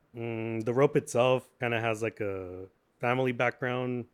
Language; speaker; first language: English; native; English